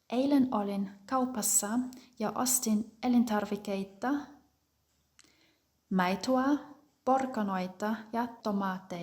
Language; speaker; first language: Finnish; non-native, fluent; German